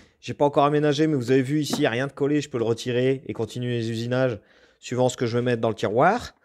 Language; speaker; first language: French; native; French